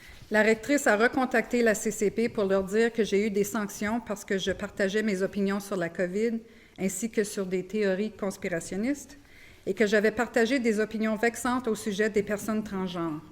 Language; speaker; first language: French; native; French